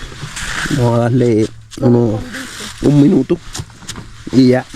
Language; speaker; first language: Spanish; native; Spanish